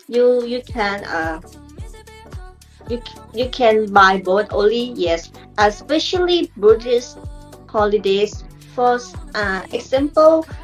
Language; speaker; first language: English; non-native, learner; Thai